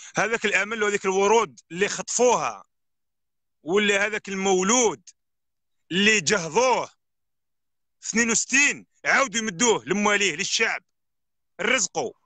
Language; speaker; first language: Arabic; native; Arabic